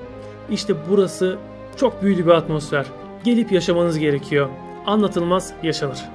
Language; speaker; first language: Turkish; native; Turkish